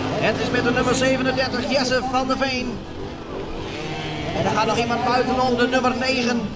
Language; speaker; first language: Dutch; native; Dutch